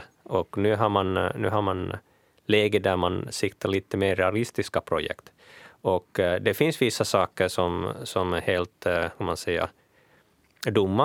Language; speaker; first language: Swedish; non-native, local second language; Finnish